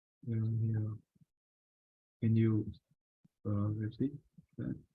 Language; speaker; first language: English; non-native, learner; Vietnamese